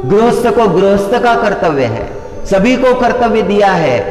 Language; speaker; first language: Hindi; non-native, local second language; Marathi